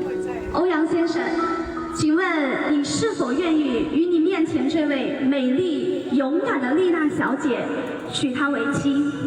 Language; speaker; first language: Chinese; native; Chinese